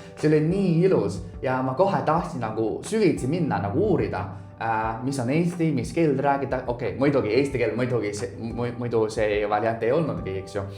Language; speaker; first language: Estonian; non-native, fluent; Chinese